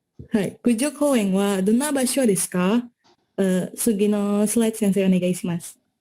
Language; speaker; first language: Japanese; non-native, learner; Indonesian